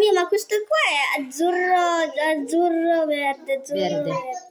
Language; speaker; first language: Italian; early bilingual, other home language; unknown